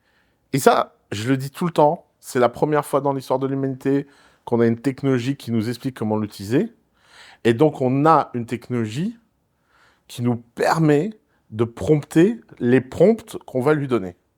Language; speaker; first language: French; native; French